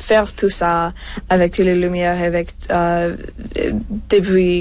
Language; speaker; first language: French; non-native, local second language; English